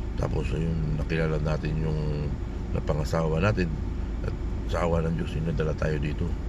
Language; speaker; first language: Filipino; native; Filipino